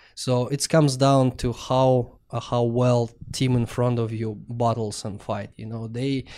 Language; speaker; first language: English; non-native, fluent; Russian